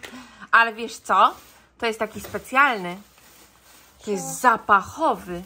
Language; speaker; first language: Polish; native; Polish